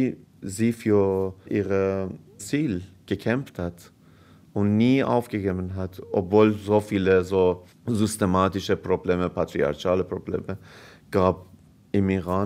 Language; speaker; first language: German; non-native, fluent; Persian